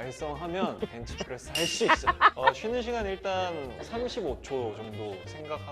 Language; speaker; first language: Korean; native; Korean